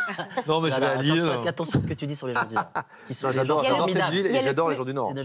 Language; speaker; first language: French; native; French